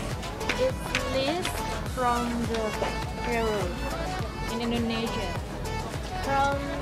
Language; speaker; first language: English; non-native, learner; Indonesian